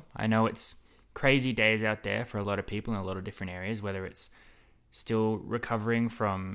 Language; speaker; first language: English; native; English